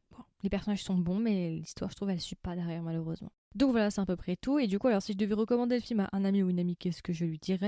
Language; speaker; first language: French; native; French